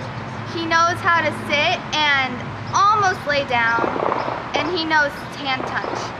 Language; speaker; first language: English; native; English